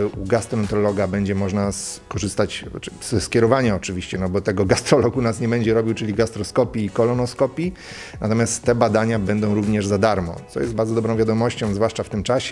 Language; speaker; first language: Polish; native; Polish